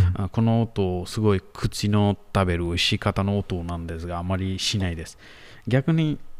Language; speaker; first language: Japanese; non-native, learner; Bangla